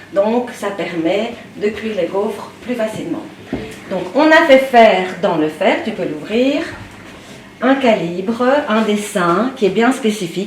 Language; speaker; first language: French; native; French